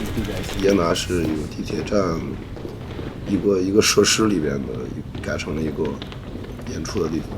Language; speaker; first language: Chinese; native; Chinese